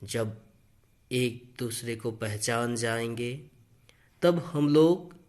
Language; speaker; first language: Hindi; non-native, local second language; Bangla